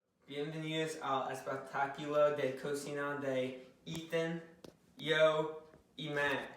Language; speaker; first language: Spanish; non-native, learner; English